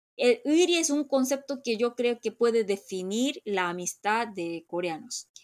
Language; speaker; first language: Spanish; non-native, fluent; Korean